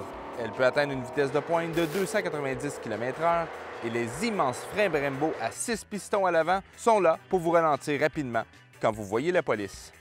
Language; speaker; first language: French; native; French